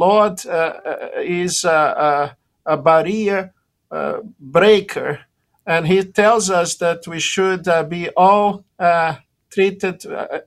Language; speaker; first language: English; non-native, fluent; Portuguese